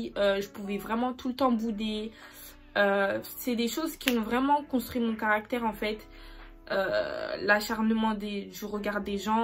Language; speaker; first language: French; native; French